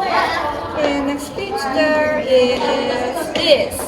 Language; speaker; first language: English; non-native, learner; Indonesian